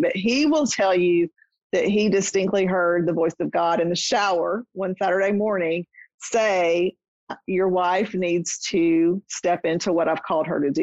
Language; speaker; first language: English; native; English